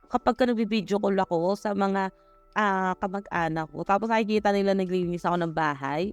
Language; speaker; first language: Filipino; native; Filipino